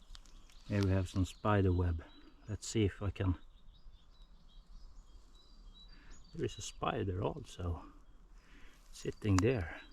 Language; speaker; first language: English; non-native, fluent; Swedish